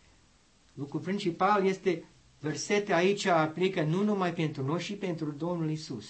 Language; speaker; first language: Romanian; non-native, learner; English